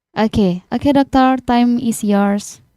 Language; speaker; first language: English; non-native, learner; Indonesian